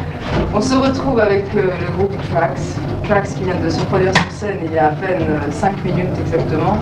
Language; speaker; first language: French; native; French